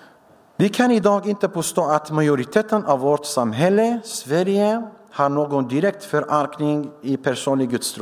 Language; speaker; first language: Swedish; non-native, fluent; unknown